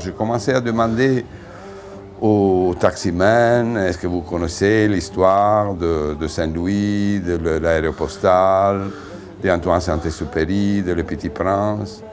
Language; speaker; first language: French; non-native, fluent; Italian